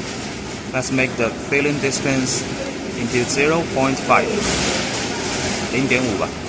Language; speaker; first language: English; non-native, learner; Chinese